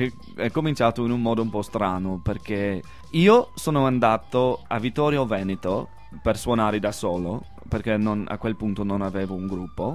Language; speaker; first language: Italian; non-native, fluent; English